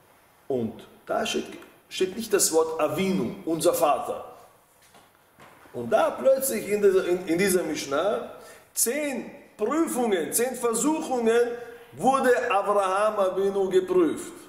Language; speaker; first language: German; non-native, fluent; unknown